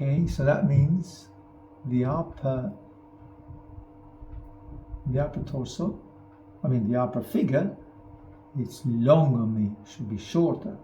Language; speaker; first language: English; non-native, fluent; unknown